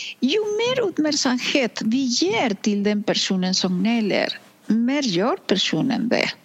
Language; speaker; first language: Swedish; non-native, fluent; Spanish